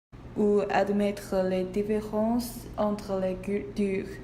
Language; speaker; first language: French; non-native, learner; Chinese